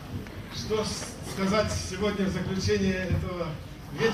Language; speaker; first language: Russian; native; Russian